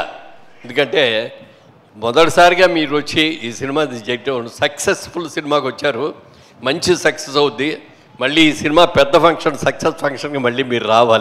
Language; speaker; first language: Telugu; native; Telugu